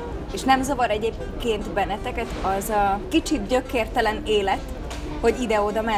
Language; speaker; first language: Hungarian; native; Hungarian